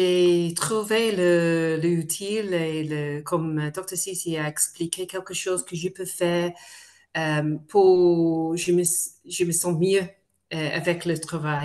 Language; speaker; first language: French; non-native, fluent; English